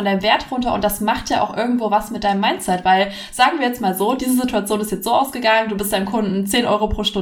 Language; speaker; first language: German; native; German